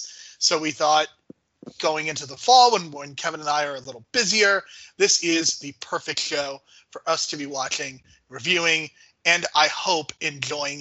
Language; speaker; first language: English; native; English